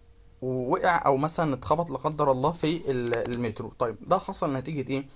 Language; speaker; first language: Arabic; native; Arabic